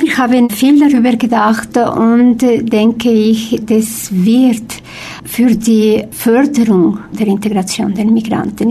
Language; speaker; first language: German; non-native, fluent; Spanish